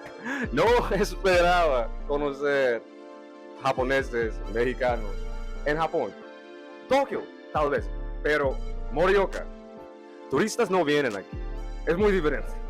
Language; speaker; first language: Spanish; non-native, fluent; English